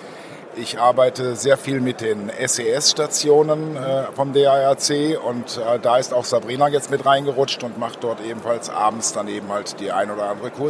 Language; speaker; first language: German; native; German